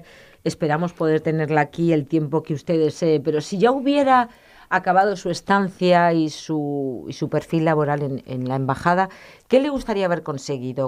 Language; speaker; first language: Spanish; native; Spanish